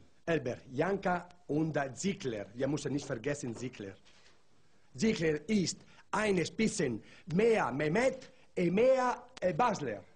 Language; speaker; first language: German; non-native, learner; Italian